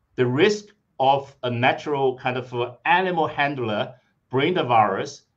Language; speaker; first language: English; non-native, fluent; Chinese